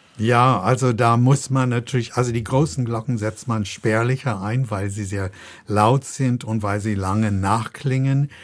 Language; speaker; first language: German; non-native, fluent; English